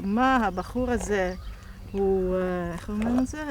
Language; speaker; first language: Hebrew; non-native, fluent; Dutch